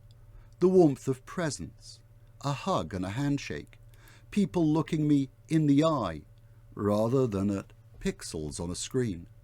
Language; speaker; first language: English; native; English